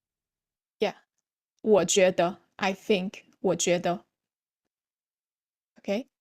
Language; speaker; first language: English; non-native, fluent; Chinese